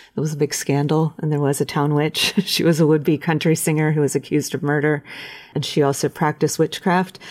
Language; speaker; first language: English; native; English